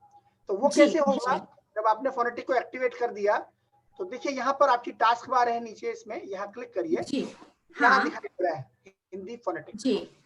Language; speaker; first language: Hindi; native; Hindi